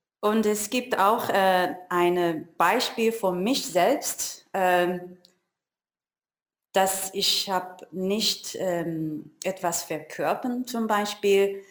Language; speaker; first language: German; non-native, learner; Chinese